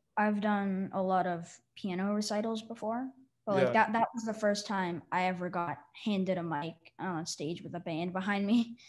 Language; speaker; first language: English; native; English